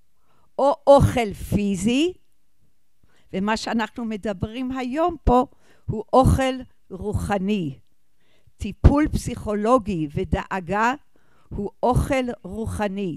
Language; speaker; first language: Hebrew; non-native, fluent; English